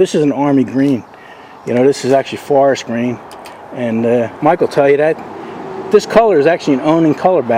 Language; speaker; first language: English; native; English